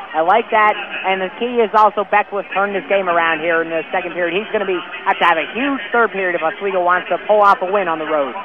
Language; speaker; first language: English; native; English